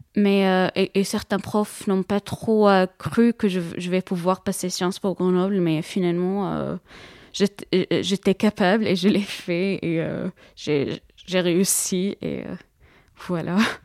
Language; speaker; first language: French; non-native, fluent; Arabic